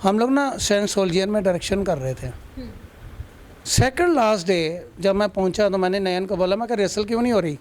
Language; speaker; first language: Hindi; non-native, local second language; Punjabi